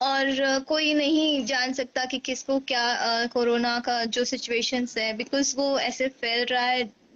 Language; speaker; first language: Hindi; native; Hindi